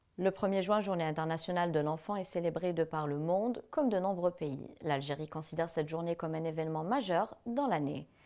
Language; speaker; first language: French; non-native, local second language; Arabic